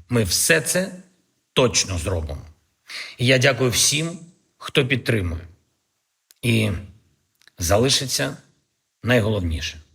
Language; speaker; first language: Ukrainian; native; Ukrainian